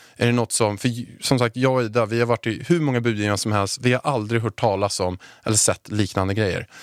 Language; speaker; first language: Swedish; native; Swedish